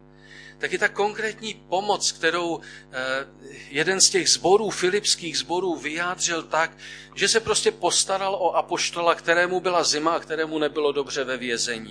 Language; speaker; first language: Czech; native; Czech